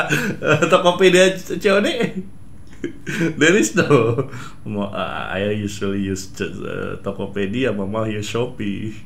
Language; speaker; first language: English; non-native, learner; Indonesian